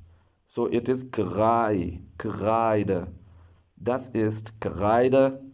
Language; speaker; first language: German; non-native, fluent; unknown